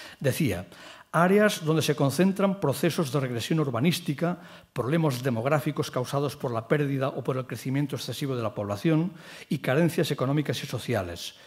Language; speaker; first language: Spanish; non-native, local second language; Catalan